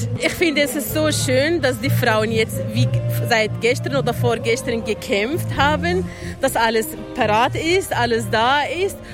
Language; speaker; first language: German; non-native, fluent; Kurdish